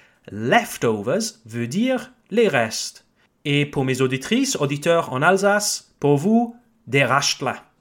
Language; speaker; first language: French; non-native, fluent; English